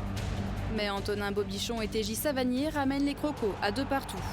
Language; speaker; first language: French; native; French